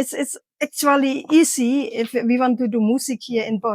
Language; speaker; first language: English; non-native, learner; Indonesian